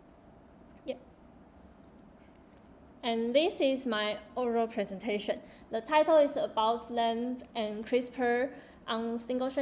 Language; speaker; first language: English; non-native, learner; Chinese